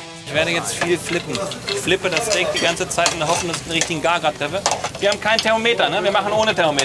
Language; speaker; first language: German; native; German